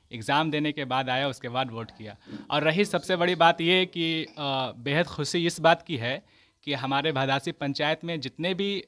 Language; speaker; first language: Hindi; native; Hindi